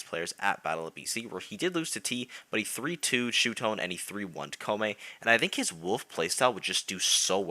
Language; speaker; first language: English; native; English